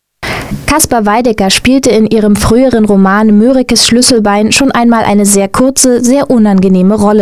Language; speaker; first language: German; native; German